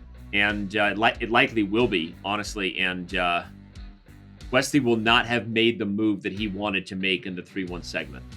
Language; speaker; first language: English; native; English